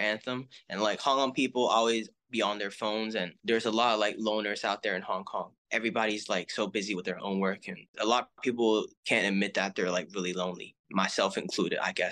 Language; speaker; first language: English; non-native, local second language; Cantonese